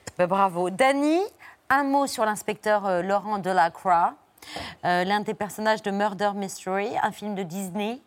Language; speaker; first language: French; native; French